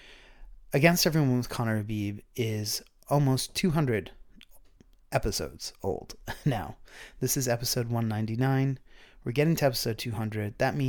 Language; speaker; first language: English; native; English